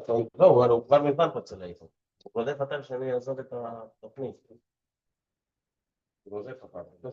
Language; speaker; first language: Hebrew; non-native, fluent; English